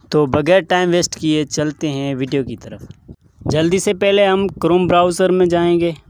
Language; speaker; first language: Urdu; non-native, local second language; Sindhi